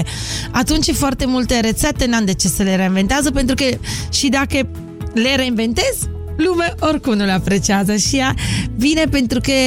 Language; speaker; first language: Romanian; non-native, fluent; Italian